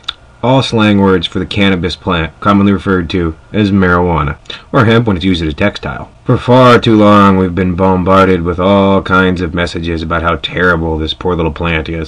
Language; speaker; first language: English; native; English